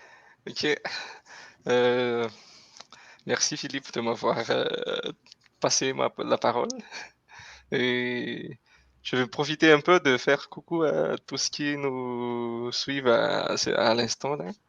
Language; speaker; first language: French; non-native, local second language; Malagasy